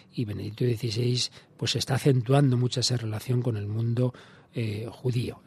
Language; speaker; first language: Spanish; native; Spanish